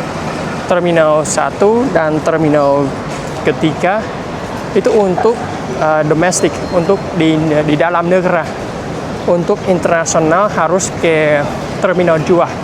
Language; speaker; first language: Indonesian; non-native, fluent; Vietnamese